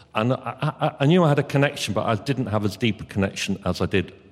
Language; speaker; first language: English; native; English